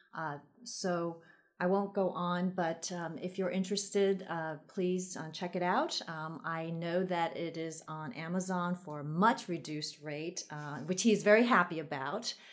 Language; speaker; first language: English; early bilingual, other home language; Min Nan Chinese